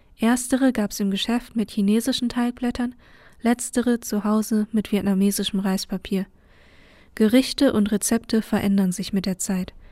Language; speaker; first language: German; early bilingual, other home language; Vietnamese